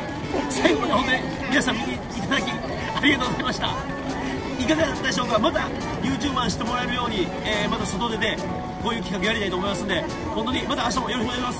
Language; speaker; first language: Japanese; native; Japanese